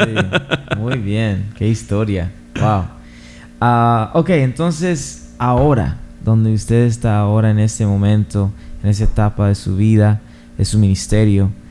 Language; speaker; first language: Spanish; non-native, fluent; English